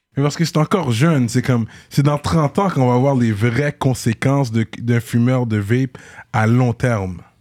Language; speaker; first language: French; native; French